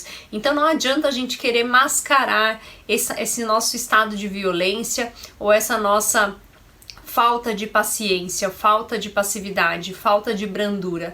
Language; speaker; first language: Portuguese; native; Portuguese